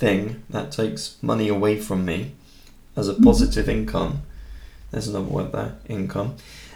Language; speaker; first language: English; native; English